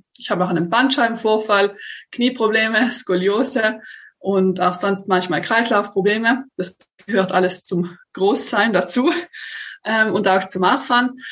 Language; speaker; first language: German; native; German